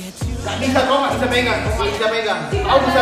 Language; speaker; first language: Indonesian; native; Indonesian